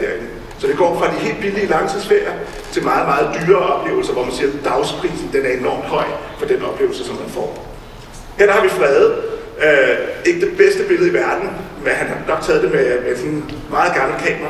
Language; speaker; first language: Danish; native; Danish